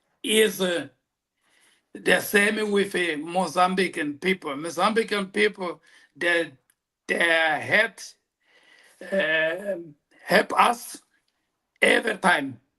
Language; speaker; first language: English; non-native, local second language; Portuguese